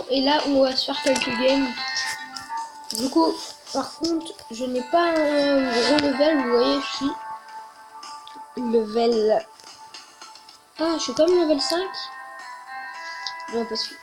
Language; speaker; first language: French; native; French